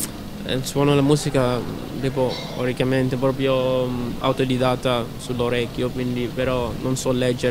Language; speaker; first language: Italian; non-native, learner; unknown